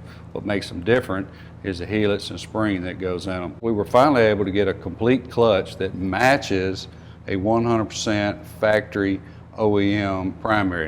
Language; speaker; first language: English; native; English